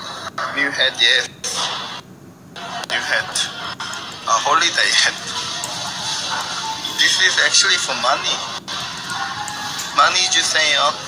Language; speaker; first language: English; non-native, learner; Korean